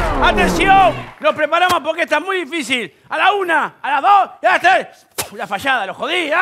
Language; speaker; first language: Spanish; native; Spanish